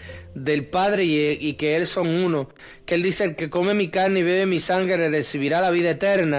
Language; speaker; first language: Spanish; native; Spanish